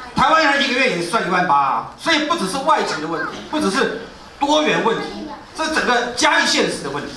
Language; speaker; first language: Chinese; native; Chinese